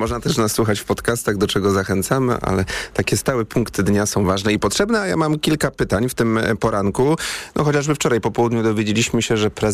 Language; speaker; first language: Polish; native; Polish